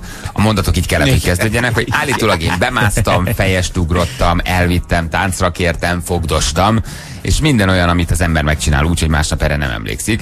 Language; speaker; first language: Hungarian; native; Hungarian